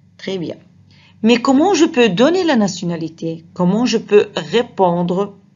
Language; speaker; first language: French; non-native, fluent; Arabic